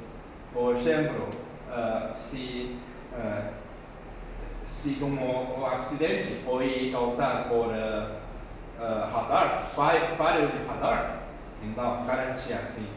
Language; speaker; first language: Portuguese; non-native, fluent; Chinese